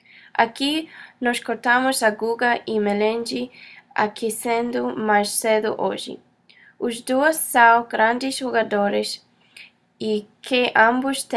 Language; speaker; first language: Portuguese; non-native, learner; English